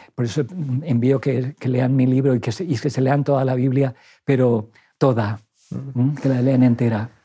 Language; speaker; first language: Spanish; native; Spanish